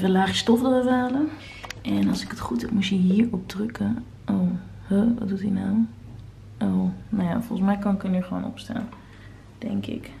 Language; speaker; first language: Dutch; native; Dutch